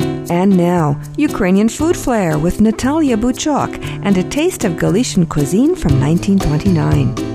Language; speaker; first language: English; early bilingual, other home language; Ukrainian